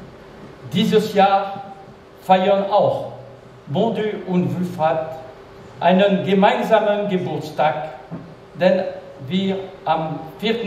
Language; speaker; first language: German; non-native, learner; French